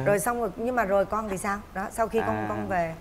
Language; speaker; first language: Vietnamese; native; Vietnamese